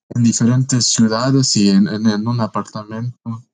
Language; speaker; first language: Spanish; early bilingual, heritage; Spanish